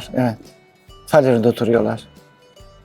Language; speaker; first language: Turkish; non-native, local second language; Greek